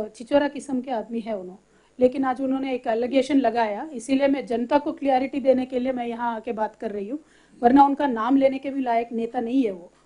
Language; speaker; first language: Hindi; non-native, local second language; Telugu